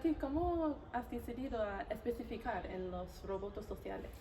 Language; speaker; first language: Spanish; non-native, learner; English